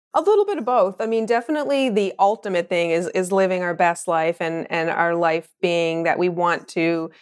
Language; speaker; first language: English; native; English